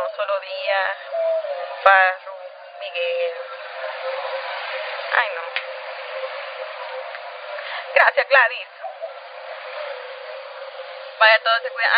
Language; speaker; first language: Spanish; native; Spanish